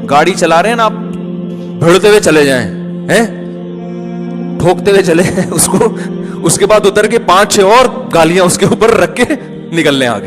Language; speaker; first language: Urdu; native; Urdu